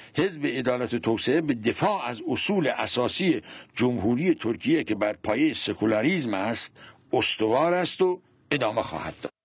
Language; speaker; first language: Persian; non-native, local second language; Central Kurdish